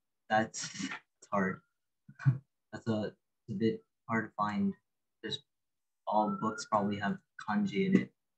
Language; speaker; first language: English; early bilingual, other home language; Japanese